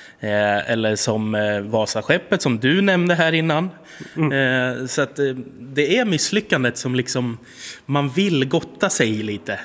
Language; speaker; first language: Swedish; native; Swedish